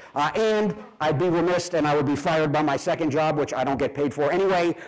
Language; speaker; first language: English; native; English